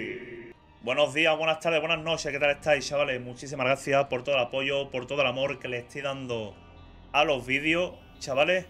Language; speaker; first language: Spanish; native; Spanish